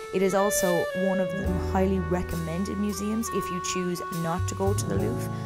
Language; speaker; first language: English; native; English